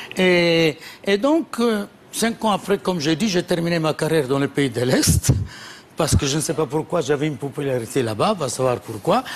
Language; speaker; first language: French; non-native, fluent; Italian